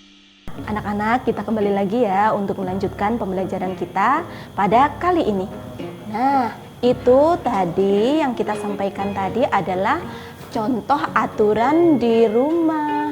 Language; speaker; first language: Indonesian; native; Indonesian